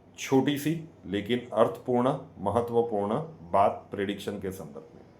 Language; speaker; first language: Hindi; non-native, local second language; Gujarati